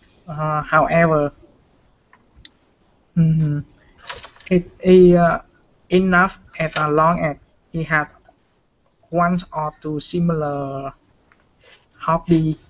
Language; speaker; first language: English; non-native, learner; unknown